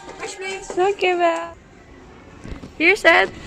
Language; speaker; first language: Dutch; non-native, learner; Filipino